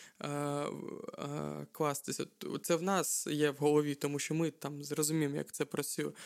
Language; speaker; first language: Ukrainian; non-native, local second language; Russian